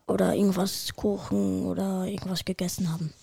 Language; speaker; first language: German; early bilingual, other home language; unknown